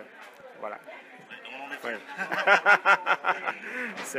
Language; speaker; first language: French; non-native, fluent; Chinese